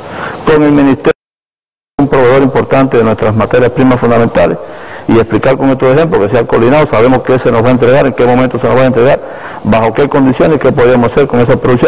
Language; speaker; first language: Spanish; native; Spanish